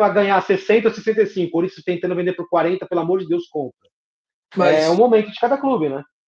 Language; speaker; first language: Portuguese; native; Portuguese